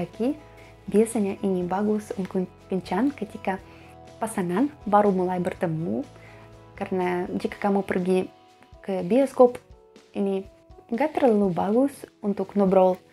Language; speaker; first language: Indonesian; non-native, fluent; Russian